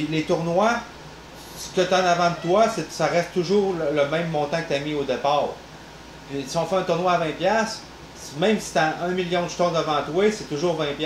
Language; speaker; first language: French; native; French